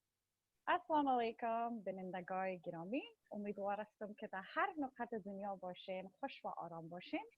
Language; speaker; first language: Persian; early bilingual, heritage; Persian